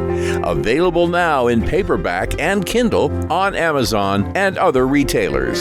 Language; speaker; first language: English; native; English